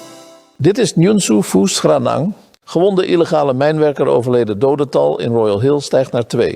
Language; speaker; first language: Dutch; native; Dutch